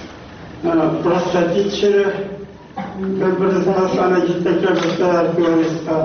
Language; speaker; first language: Russian; non-native, local second language; Tatar